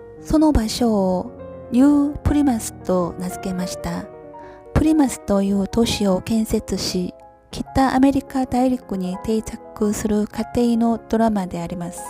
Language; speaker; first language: Japanese; non-native, learner; Korean